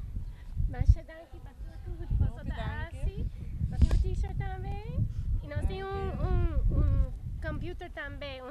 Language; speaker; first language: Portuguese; non-native, learner; Papiamento